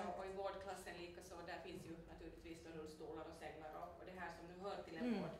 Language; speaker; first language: Swedish; native; Swedish